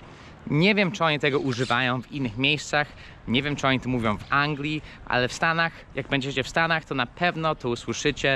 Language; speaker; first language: Polish; non-native, fluent; English